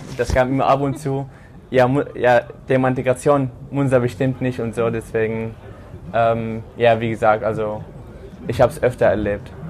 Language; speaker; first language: German; early bilingual, other home language; Arabic